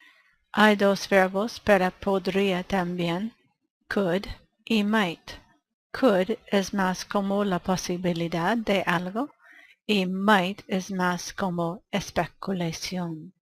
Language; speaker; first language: Spanish; non-native, fluent; English